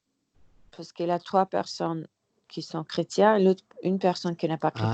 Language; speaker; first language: French; non-native, learner; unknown